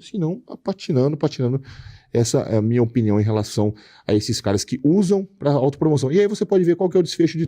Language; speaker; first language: Portuguese; native; Portuguese